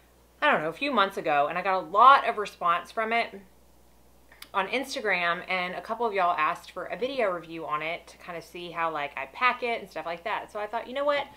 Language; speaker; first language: English; native; English